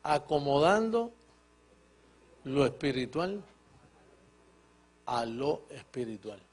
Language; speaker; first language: Spanish; native; Spanish